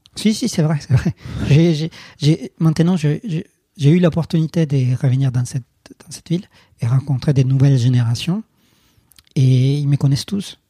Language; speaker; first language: French; non-native, fluent; Spanish